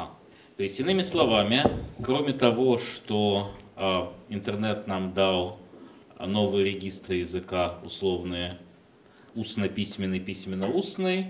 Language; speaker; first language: Russian; native; Russian